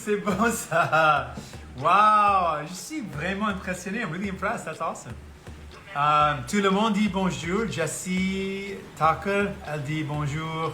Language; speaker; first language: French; non-native, local second language; Punjabi